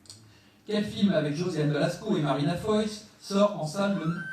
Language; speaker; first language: French; native; French